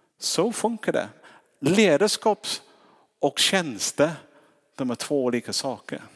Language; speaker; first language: Swedish; non-native, fluent; English